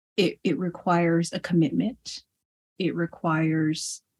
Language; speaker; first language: English; early bilingual, other home language; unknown